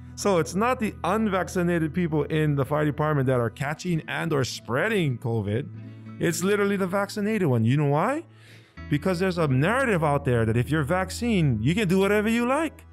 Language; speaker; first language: English; native; English